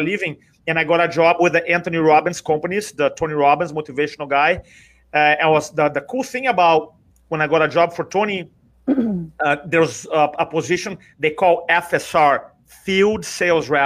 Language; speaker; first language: English; non-native, fluent; Portuguese